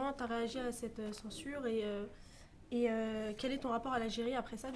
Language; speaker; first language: French; native; French